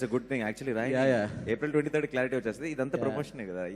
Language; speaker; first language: Telugu; native; Telugu